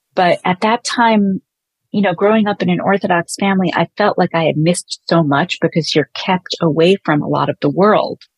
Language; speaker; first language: English; native; English